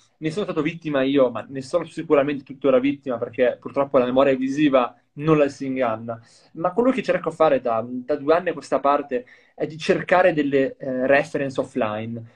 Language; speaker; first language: Italian; native; Italian